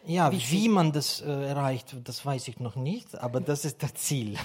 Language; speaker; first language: German; non-native, fluent; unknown